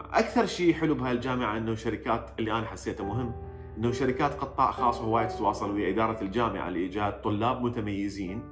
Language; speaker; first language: Arabic; native; Arabic